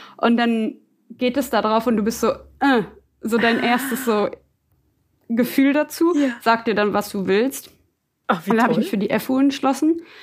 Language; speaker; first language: German; native; German